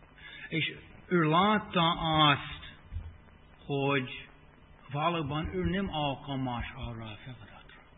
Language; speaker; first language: Hungarian; non-native, fluent; English